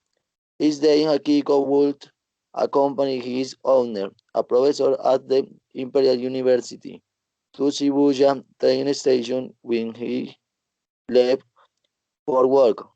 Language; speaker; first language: English; non-native, learner; Spanish